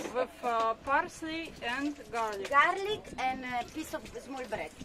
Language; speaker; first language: English; non-native, fluent; Italian